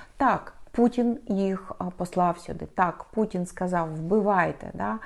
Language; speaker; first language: Ukrainian; non-native, local second language; Russian